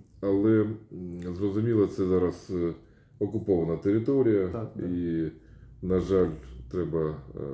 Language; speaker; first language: Ukrainian; native; Ukrainian